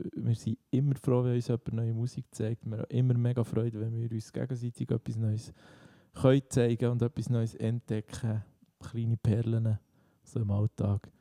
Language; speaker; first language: German; native; German